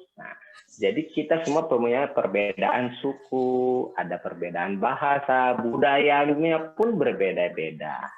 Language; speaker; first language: Indonesian; native; Indonesian